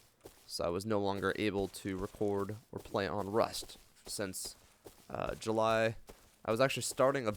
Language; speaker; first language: English; native; English